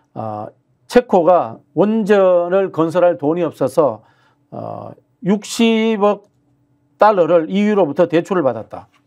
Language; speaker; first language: Korean; native; Korean